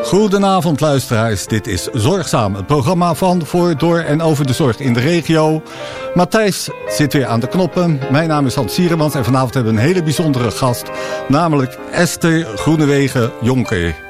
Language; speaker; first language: Dutch; native; Dutch